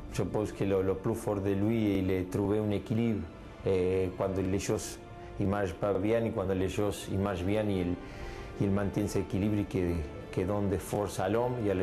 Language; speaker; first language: French; non-native, fluent; Spanish